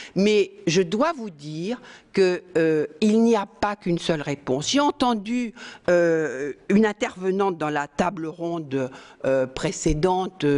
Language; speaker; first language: French; native; French